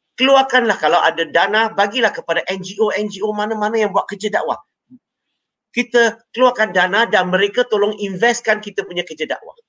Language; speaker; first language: Malay; non-native, local second language; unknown